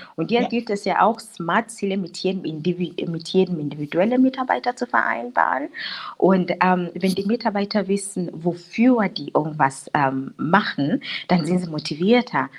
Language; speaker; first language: German; non-native, fluent; English